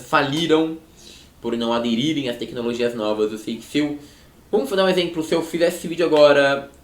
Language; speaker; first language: Portuguese; native; Portuguese